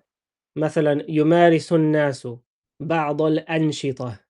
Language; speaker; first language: Arabic; non-native, learner; English